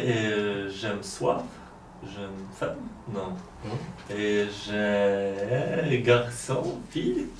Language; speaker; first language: French; non-native, learner; Polish